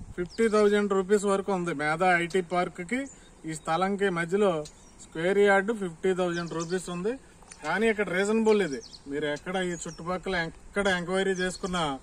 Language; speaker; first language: Telugu; native; Telugu